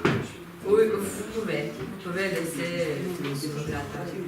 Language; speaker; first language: French; non-native, fluent; Ukrainian